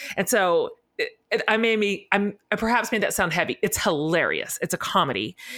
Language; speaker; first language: English; native; English